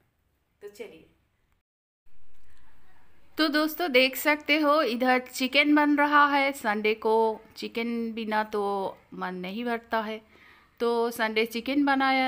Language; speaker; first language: Hindi; non-native, local second language; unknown